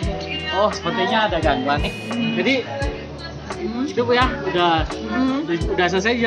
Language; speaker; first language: Indonesian; native; Indonesian